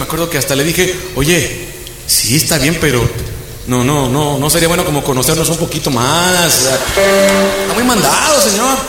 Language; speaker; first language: Spanish; native; Spanish